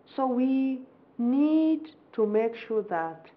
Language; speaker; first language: English; non-native, fluent; Amharic